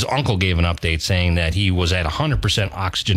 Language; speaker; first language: English; native; English